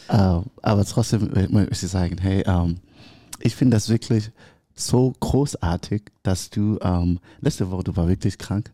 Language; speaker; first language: German; non-native, learner; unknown